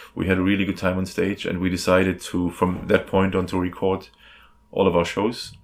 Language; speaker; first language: English; non-native, fluent; German